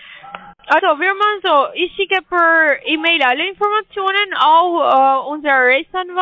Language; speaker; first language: German; non-native, learner; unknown